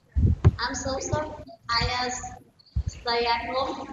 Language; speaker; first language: English; non-native, learner; Vietnamese